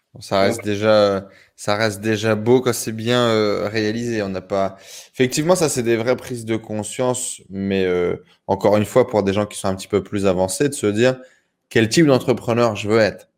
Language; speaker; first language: French; native; French